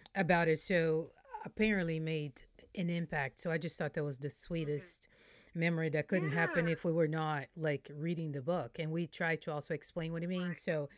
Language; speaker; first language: English; non-native, fluent; Portuguese